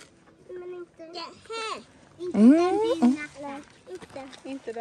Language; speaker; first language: Swedish; non-native, learner; Mongolian